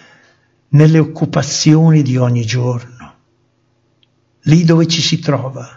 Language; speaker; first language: Italian; native; Italian